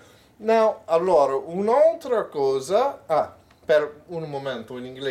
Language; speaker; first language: Italian; non-native, learner; English